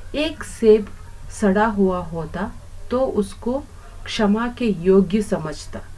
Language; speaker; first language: Hindi; non-native, local second language; Kannada